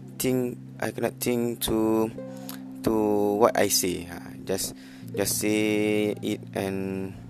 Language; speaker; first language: English; non-native, learner; Malay